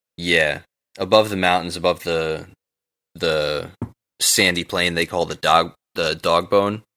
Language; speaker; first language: English; native; English